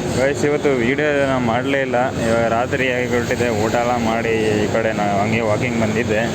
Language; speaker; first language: Kannada; native; Kannada